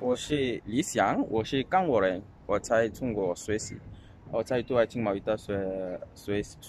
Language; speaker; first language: Chinese; non-native, learner; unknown